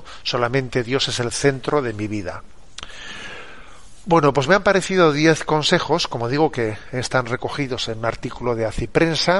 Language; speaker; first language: Spanish; native; Spanish